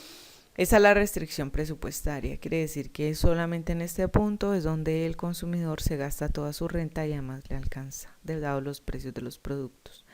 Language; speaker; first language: Spanish; native; Spanish